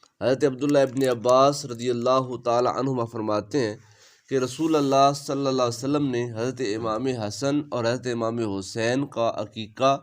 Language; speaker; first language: Urdu; native; Urdu